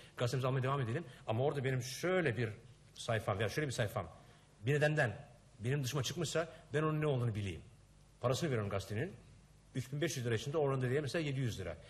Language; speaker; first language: Turkish; native; Turkish